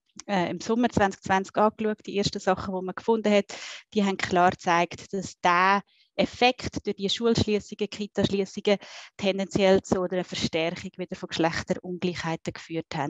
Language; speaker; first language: German; native; German